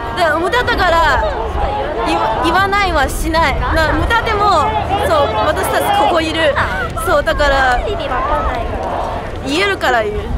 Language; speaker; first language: Japanese; non-native, fluent; Chinese